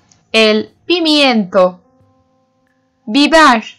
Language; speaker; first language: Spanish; non-native, learner; Turkish